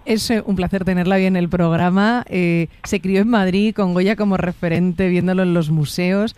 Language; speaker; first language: Spanish; native; Spanish